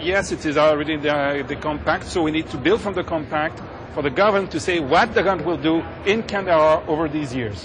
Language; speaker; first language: English; non-native, fluent; French